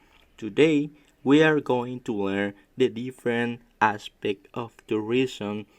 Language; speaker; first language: English; non-native, learner; Spanish